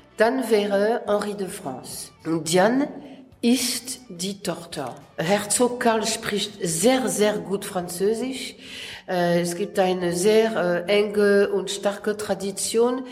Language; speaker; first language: German; non-native, learner; French